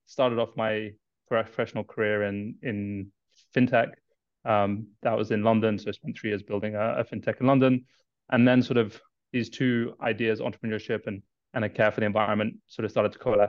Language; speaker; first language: English; native; English